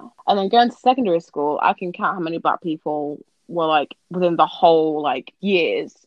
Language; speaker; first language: English; native; English